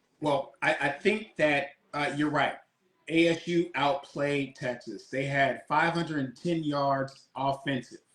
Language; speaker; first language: English; native; English